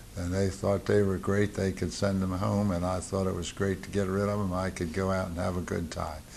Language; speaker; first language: English; native; English